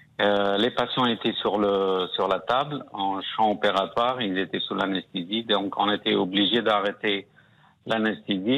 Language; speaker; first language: French; non-native, fluent; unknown